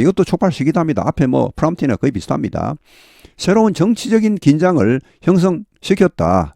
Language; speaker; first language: Korean; native; Korean